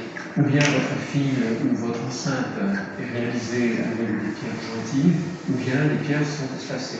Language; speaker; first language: French; native; French